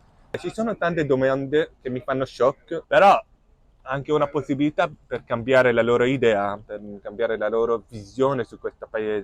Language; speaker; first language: Italian; non-native, fluent; Arabic